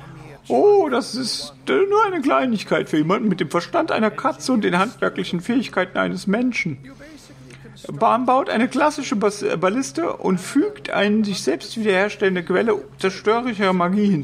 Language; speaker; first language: German; native; German